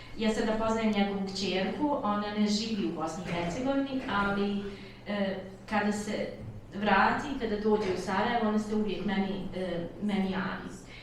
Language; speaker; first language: Bosnian; native; Bosnian